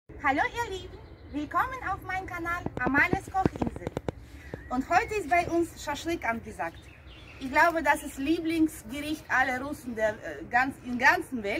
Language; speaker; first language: German; non-native, fluent; Russian